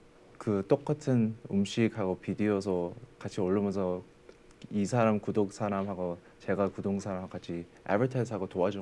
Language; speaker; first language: Korean; early bilingual, heritage; English